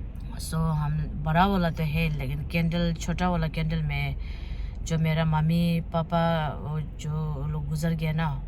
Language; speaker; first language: Hindi; non-native, local second language; Tibetan